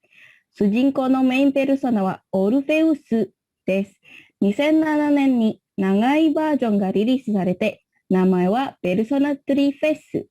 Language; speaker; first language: Japanese; non-native, learner; Indonesian